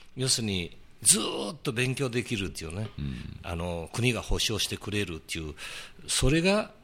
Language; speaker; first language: Japanese; early bilingual, heritage; Portuguese